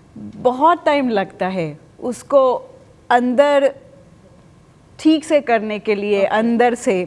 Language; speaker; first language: Hindi; non-native, fluent; Spanish